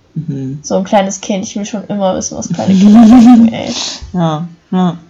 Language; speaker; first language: German; native; German